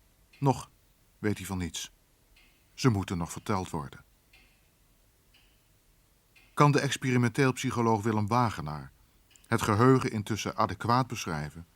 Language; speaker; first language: Dutch; native; Dutch